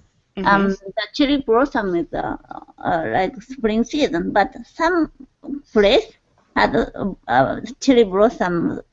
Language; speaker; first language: English; non-native, learner; Japanese